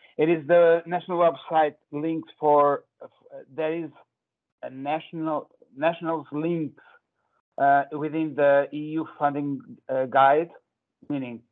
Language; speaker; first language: English; non-native, fluent; Portuguese